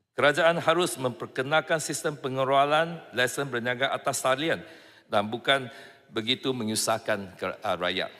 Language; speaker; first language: Malay; non-native, local second language; Chinese